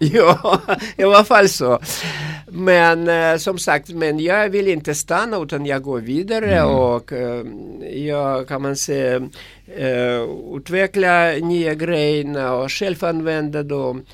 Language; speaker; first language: Swedish; non-native, fluent; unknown